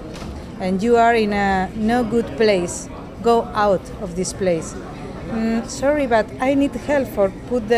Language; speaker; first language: English; non-native, learner; Spanish